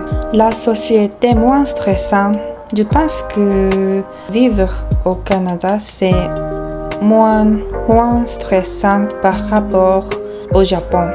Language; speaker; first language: French; non-native, learner; Japanese